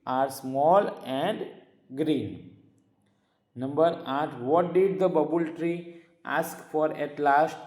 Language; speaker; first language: English; non-native, local second language; Gujarati